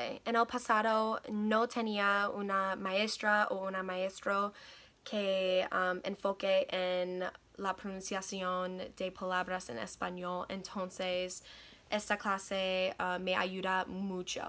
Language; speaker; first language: Spanish; non-native, learner; English